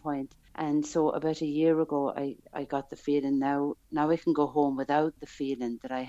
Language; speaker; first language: English; native; English